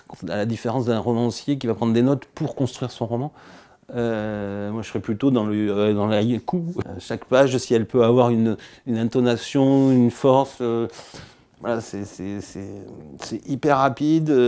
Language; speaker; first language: French; native; French